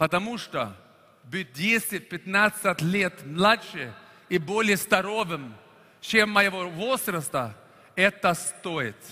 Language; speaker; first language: Russian; non-native, fluent; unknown